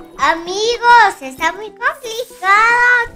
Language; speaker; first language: Spanish; native; Spanish